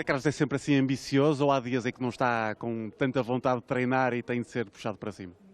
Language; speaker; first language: Portuguese; native; Portuguese